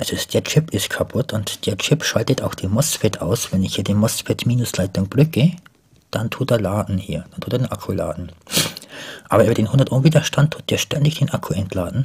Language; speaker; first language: German; native; German